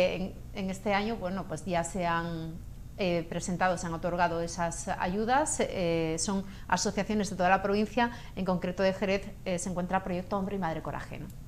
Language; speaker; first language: Spanish; native; Spanish